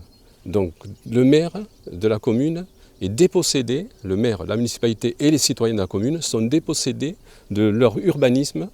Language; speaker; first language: French; native; French